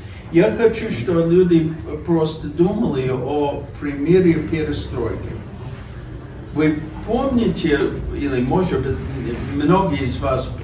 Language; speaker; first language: Russian; non-native, fluent; English